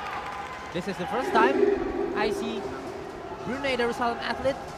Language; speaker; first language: English; non-native, fluent; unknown